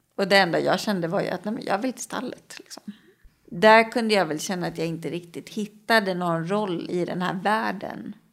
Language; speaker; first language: Swedish; native; Swedish